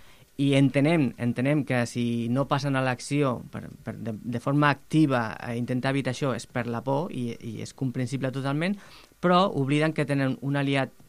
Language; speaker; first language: Catalan; native; Catalan